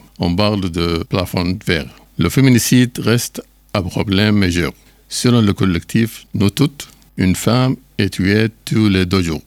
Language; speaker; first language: French; non-native, learner; Arabic